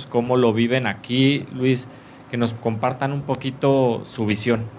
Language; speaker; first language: Spanish; native; Spanish